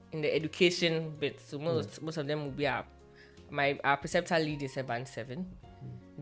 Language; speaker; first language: English; non-native, local second language; Akan